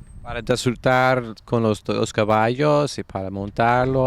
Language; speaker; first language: Spanish; non-native, fluent; English